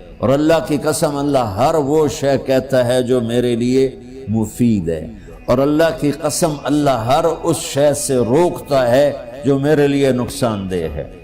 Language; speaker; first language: Urdu; non-native, local second language; Punjabi